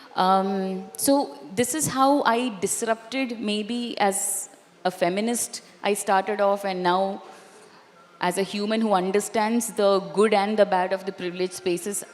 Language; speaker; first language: English; non-native, local second language; Malayalam